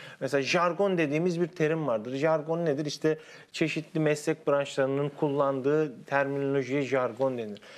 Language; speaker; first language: Turkish; native; Turkish